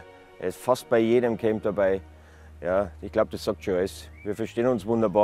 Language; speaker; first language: German; native; German